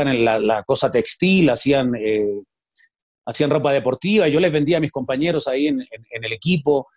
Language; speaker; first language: Spanish; native; Spanish